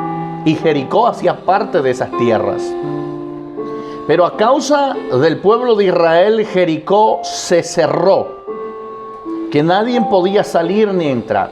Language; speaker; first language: Spanish; native; Spanish